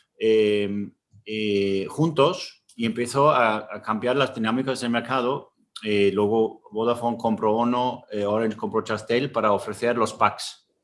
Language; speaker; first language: Spanish; non-native, fluent; German